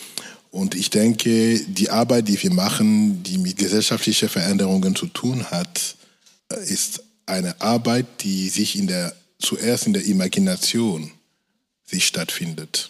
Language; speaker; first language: German; non-native, fluent; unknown